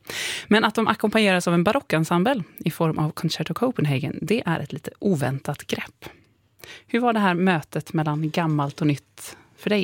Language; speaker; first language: Swedish; native; Swedish